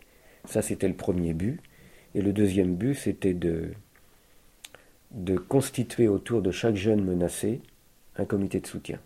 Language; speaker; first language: French; native; French